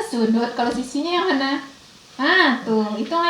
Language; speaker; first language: Indonesian; native; Indonesian